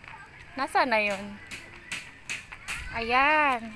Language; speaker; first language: Filipino; native; Filipino